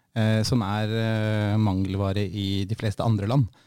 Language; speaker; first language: Norwegian; native; Norwegian